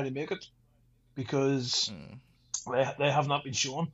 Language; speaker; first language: English; native; English